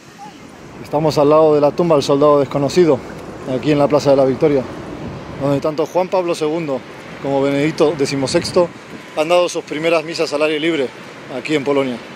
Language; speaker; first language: Spanish; native; Spanish